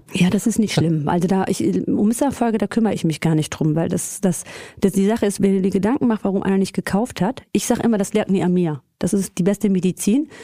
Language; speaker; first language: German; early bilingual, other home language; Greek